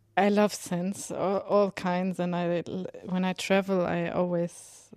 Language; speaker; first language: English; non-native, fluent; Swedish